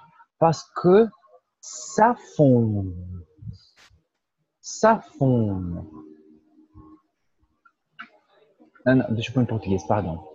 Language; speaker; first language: French; non-native, fluent; Portuguese